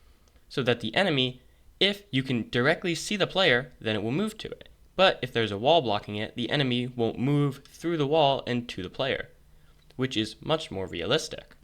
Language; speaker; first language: English; native; English